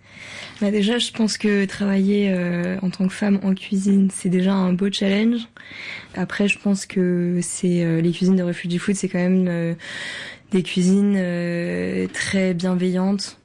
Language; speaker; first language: French; early bilingual, other home language; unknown